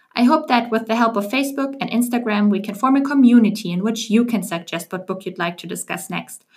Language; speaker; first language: English; non-native, fluent; German